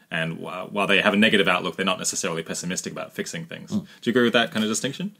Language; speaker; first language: English; native; English